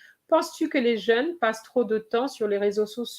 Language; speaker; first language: French; non-native, fluent; English